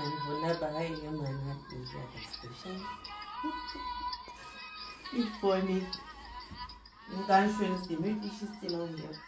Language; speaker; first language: German; non-native, learner; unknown